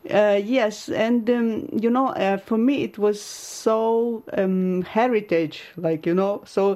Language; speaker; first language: English; non-native, fluent; Ukrainian